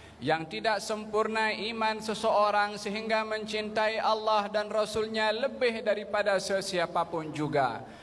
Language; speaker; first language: Malay; native; Malay